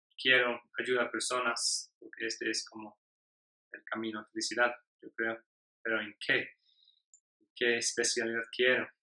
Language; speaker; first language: Spanish; non-native, learner; English